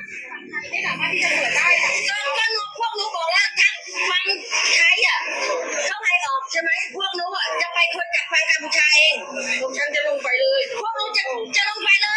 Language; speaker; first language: Thai; non-native, fluent; Khmer